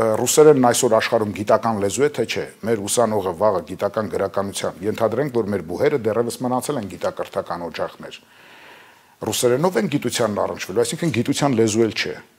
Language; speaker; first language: Armenian; native; Armenian